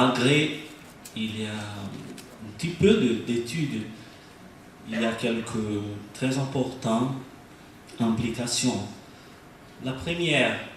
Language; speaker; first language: French; non-native, learner; Portuguese